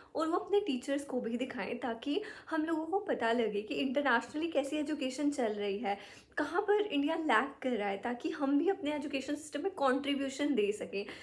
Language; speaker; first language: Hindi; native; Hindi